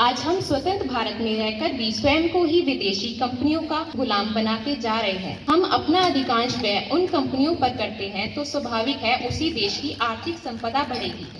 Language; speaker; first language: Hindi; native; Hindi